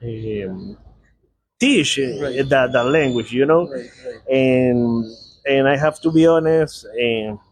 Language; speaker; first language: English; non-native, learner; Spanish